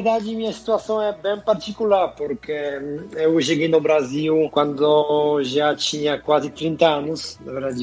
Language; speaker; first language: Portuguese; non-native, fluent; Polish